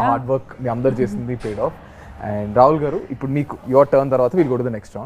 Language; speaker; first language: Telugu; native; Telugu